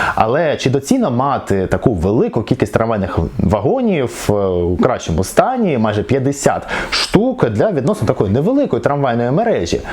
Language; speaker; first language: Ukrainian; non-native, local second language; Russian